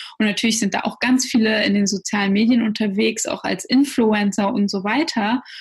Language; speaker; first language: German; early bilingual, other home language; Russian